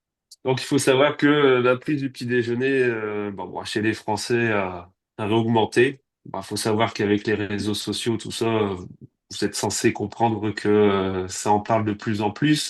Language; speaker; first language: French; native; French